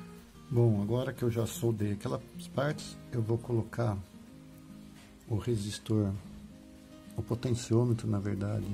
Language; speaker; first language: Portuguese; native; Portuguese